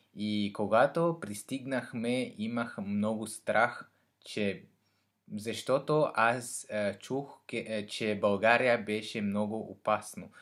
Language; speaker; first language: Bulgarian; non-native, learner; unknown